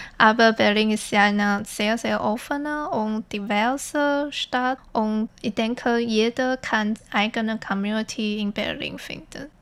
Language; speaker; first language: German; non-native, fluent; Chinese